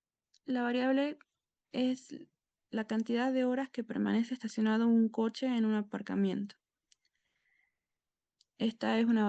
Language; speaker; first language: Spanish; native; Spanish